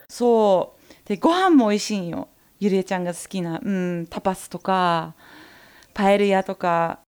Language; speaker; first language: Japanese; early bilingual, heritage; Japanese